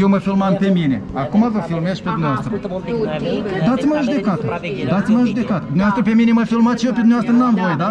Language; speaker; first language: Romanian; native; Romanian